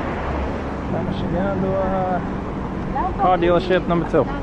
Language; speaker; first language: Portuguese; non-native, learner; English